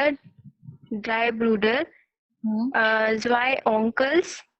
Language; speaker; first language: German; non-native, learner; Hindi